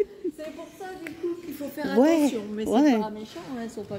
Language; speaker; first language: French; native; French